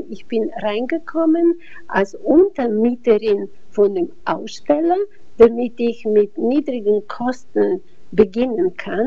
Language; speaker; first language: German; non-native, fluent; Bulgarian